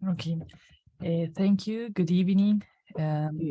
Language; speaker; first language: English; non-native, learner; Spanish